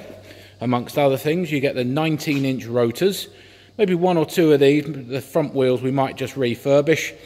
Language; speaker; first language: English; native; English